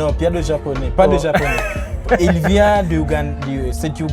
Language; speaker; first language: French; non-native, learner; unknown